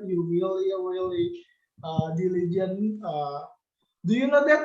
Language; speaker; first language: English; non-native, learner; Indonesian